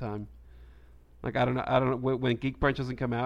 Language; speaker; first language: English; native; English